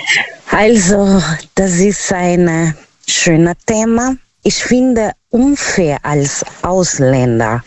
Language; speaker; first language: German; non-native, learner; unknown